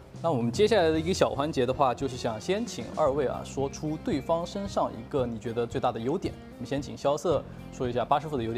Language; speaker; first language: Chinese; native; Chinese